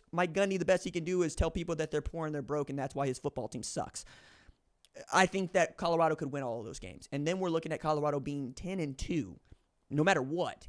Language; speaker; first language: English; native; English